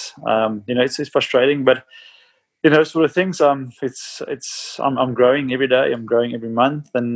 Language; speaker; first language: English; non-native, local second language; Afrikaans